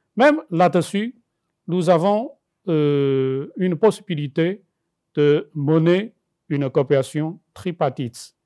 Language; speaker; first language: French; non-native, fluent; Chinese